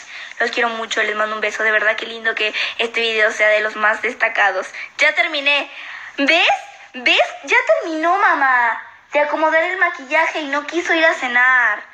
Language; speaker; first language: Spanish; native; Spanish